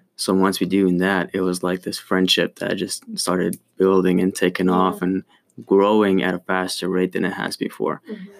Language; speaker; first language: English; early bilingual, other home language; Ukrainian